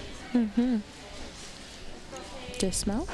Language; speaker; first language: English; native; English